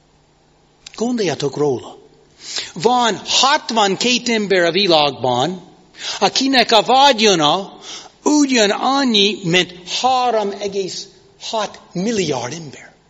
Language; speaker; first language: Hungarian; non-native, fluent; English